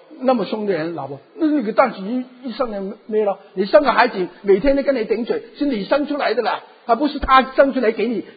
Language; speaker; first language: Chinese; non-native, local second language; Cantonese